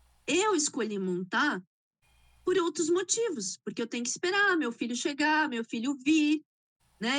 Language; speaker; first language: Portuguese; native; Portuguese